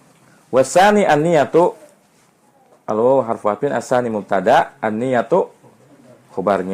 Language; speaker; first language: Arabic; non-native, fluent; Indonesian